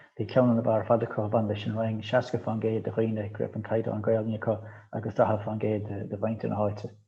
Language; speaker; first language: Irish; native; Irish